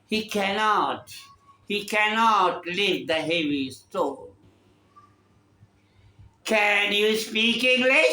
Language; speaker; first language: English; non-native, local second language; Urdu